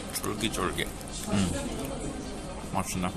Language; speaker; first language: Korean; non-native, learner; English